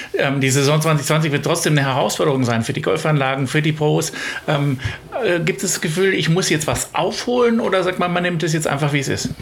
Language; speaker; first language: German; native; German